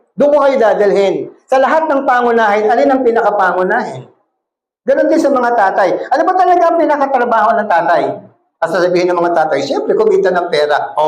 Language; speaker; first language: Filipino; non-native, local second language; Cebuano